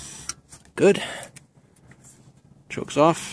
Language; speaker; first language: English; native; English